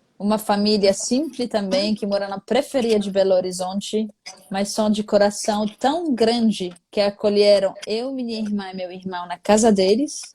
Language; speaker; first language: Portuguese; non-native, fluent; Arabic